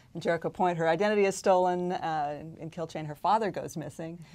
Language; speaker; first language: English; native; English